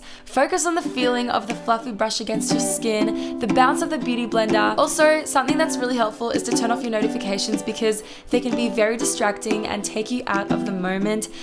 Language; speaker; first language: English; native; English